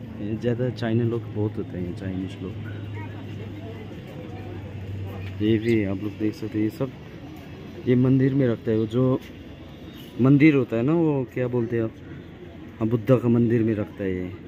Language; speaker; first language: Hindi; non-native, local second language; Nepali